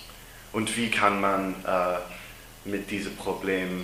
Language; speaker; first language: German; non-native, learner; English